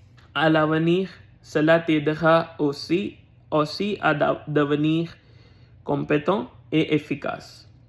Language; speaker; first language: French; non-native, learner; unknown